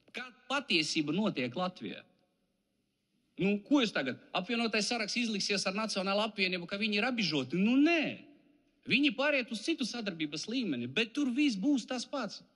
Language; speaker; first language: Latvian; non-native, local second language; Russian